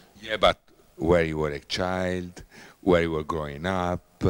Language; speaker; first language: English; non-native, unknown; Italian